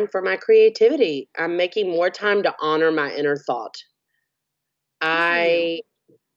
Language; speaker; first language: English; native; English